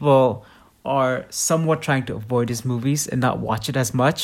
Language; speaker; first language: English; non-native, local second language; Hindi